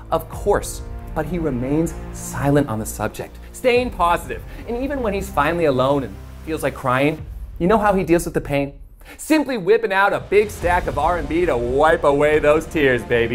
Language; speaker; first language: English; native; English